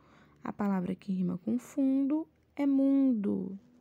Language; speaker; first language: Portuguese; native; Portuguese